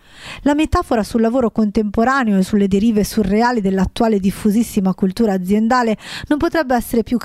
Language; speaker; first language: Italian; native; Italian